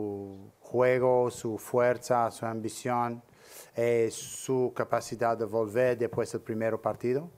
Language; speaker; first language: Spanish; non-native, learner; English